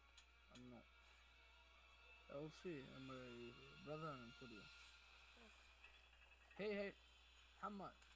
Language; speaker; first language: English; non-native, learner; Arabic